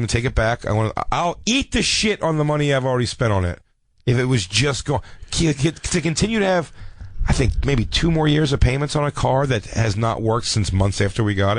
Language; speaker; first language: English; native; English